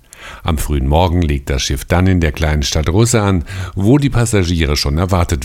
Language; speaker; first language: German; native; German